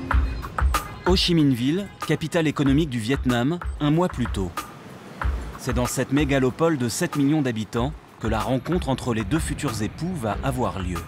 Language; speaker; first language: French; native; French